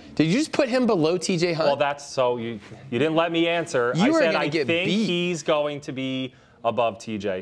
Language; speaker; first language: English; native; English